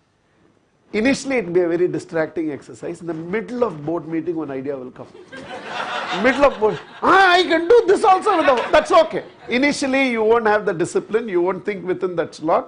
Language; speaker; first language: English; non-native, local second language; Tamil